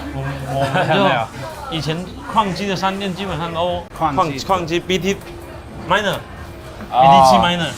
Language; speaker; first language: Chinese; native; Chinese